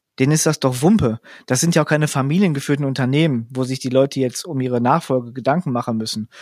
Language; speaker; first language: German; native; German